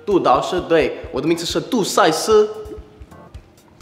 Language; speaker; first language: Chinese; non-native, learner; English